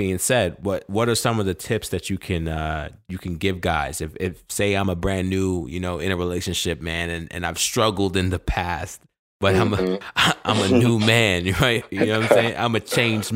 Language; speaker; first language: English; native; English